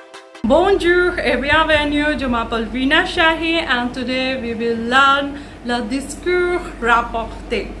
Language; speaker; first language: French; non-native, fluent; Hindi